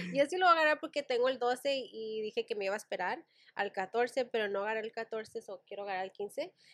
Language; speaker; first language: Spanish; early bilingual, heritage; Spanish